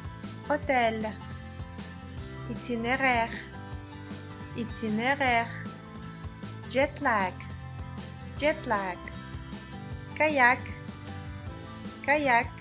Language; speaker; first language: French; non-native, fluent; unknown